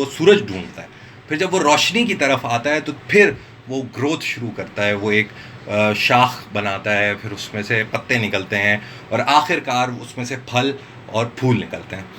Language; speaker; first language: Urdu; non-native, local second language; Northern Hindko